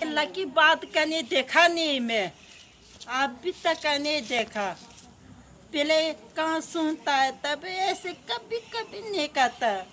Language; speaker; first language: Hindi; non-native, learner; Tibetan